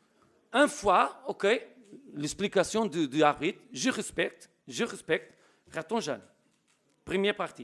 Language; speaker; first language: French; non-native, learner; Portuguese